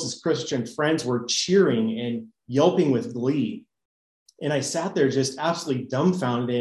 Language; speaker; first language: English; native; English